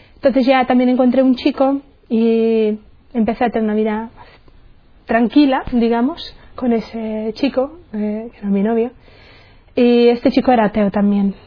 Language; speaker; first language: Spanish; non-native, fluent; Czech